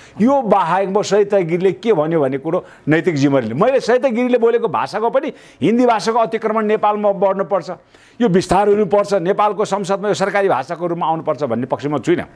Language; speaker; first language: Nepali; non-native, local second language; Sherpa